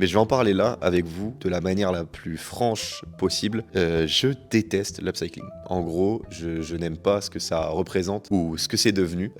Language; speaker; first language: French; native; French